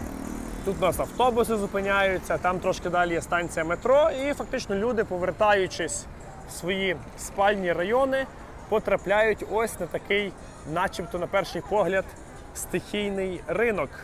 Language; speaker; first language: Ukrainian; native; Ukrainian